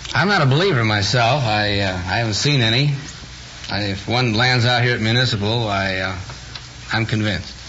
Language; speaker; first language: English; native; English